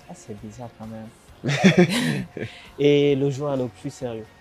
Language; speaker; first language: French; non-native, local second language; Rundi